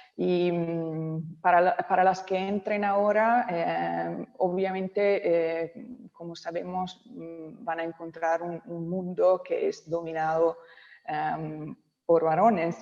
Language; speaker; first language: Spanish; non-native, local second language; Italian